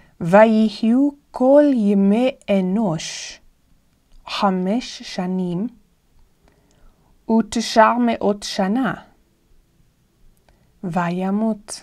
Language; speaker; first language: Hebrew; non-native, fluent; English